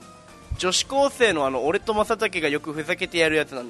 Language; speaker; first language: Japanese; native; Japanese